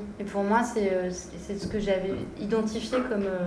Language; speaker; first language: French; native; French